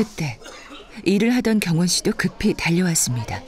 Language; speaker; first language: Korean; native; Korean